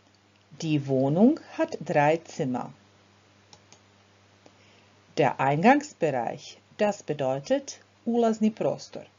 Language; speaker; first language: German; non-native, fluent; Croatian